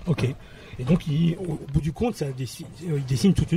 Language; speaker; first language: French; native; French